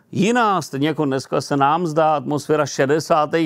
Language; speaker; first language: Czech; native; Czech